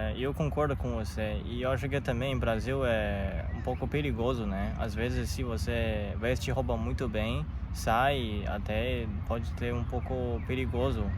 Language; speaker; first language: Portuguese; non-native, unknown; Chinese